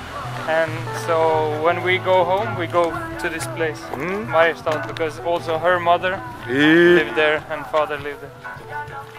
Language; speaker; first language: English; non-native, fluent; Swedish